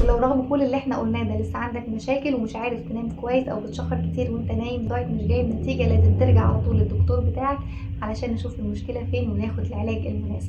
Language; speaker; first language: Arabic; native; Arabic